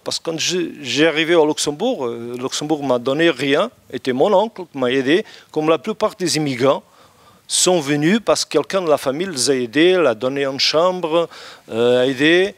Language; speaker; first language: French; non-native, fluent; Portuguese